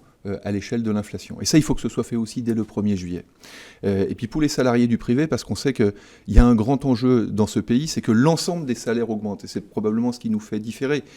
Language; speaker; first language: French; native; French